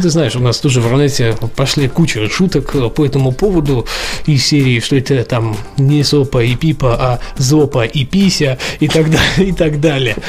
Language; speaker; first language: Russian; native; Russian